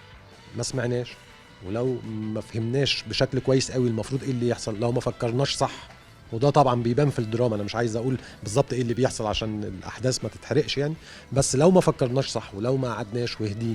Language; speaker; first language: Arabic; native; Arabic